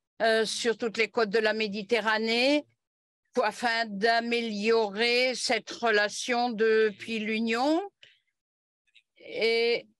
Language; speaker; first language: French; non-native, fluent; Catalan